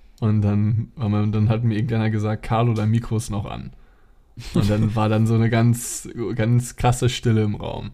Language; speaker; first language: German; native; German